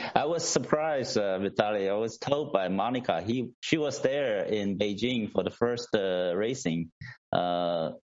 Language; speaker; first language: English; non-native, fluent; Chinese